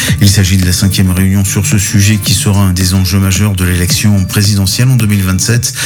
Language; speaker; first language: French; native; French